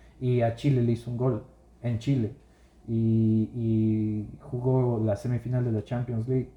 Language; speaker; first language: Spanish; native; Spanish